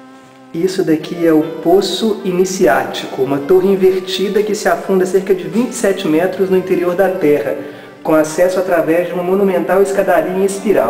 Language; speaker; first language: Portuguese; native; Portuguese